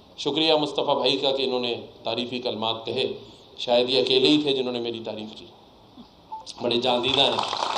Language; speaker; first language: Urdu; native; Urdu